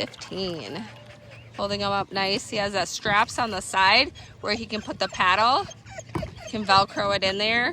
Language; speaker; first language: English; native; English